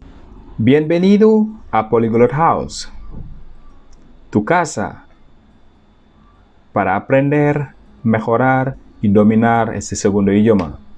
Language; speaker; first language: Spanish; non-native, fluent; Wolof